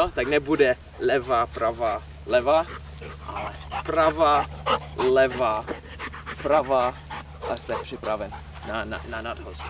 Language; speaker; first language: Czech; non-native, learner; English